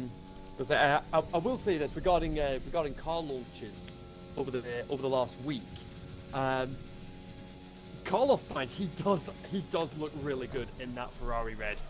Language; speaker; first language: English; native; English